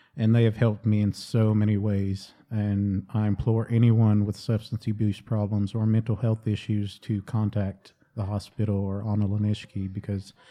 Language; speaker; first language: English; native; English